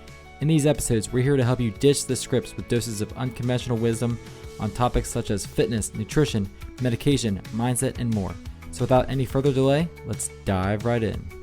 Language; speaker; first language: English; native; English